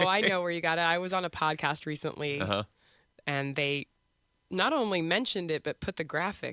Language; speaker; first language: English; native; English